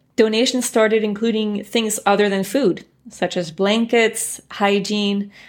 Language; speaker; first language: English; early bilingual, other home language; French